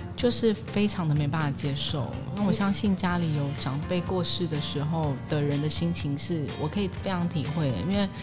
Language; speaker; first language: Chinese; native; Chinese